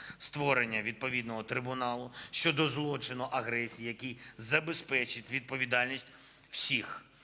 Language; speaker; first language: Ukrainian; non-native, local second language; Russian